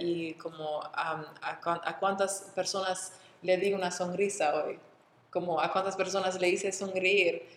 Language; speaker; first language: Spanish; early bilingual, other home language; English